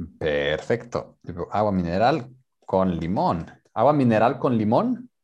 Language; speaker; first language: Spanish; native; Spanish